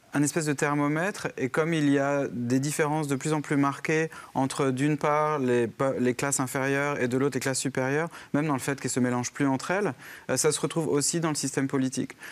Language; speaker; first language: French; native; French